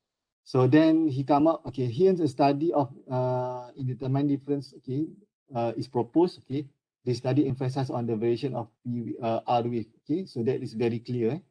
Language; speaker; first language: English; non-native, local second language; Malay